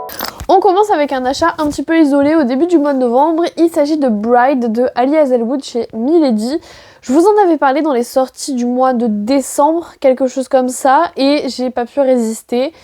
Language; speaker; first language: French; native; French